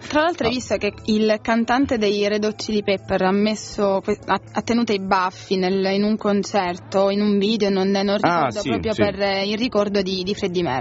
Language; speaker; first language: Italian; native; Italian